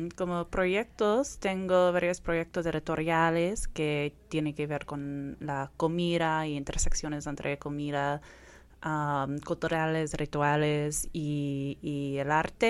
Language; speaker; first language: Spanish; non-native, fluent; English